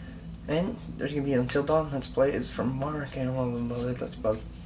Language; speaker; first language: English; native; English